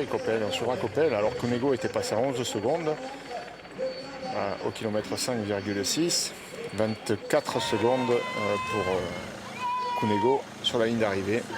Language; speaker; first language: French; native; French